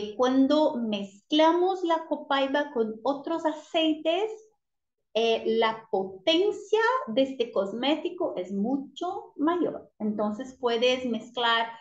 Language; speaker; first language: Spanish; non-native, learner; Portuguese